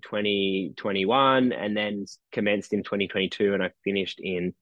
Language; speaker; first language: English; native; English